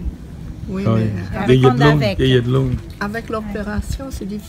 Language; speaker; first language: French; non-native, fluent; Vietnamese